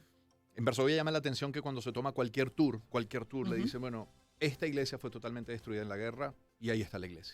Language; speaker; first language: Spanish; native; Spanish